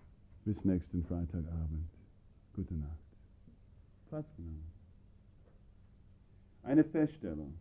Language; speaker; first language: German; non-native, fluent; English